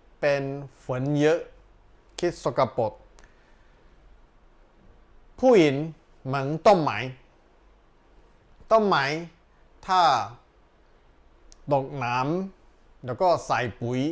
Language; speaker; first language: Thai; non-native, learner; Chinese